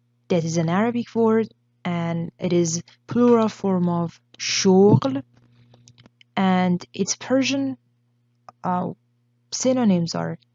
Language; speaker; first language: English; non-native, fluent; Persian